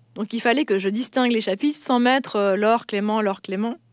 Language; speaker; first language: French; native; French